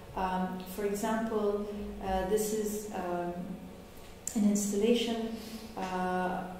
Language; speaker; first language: English; non-native, local second language; Arabic